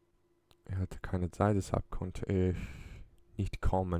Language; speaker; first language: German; non-native, learner; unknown